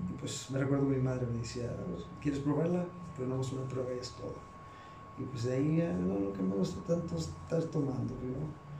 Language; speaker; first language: Spanish; early bilingual, heritage; Spanish